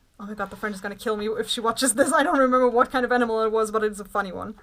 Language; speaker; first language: English; non-native, fluent; German